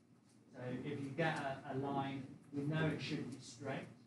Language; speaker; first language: English; native; English